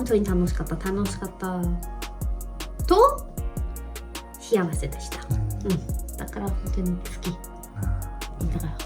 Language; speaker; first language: Japanese; non-native, learner; German